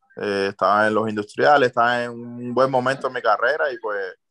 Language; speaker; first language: Spanish; native; Spanish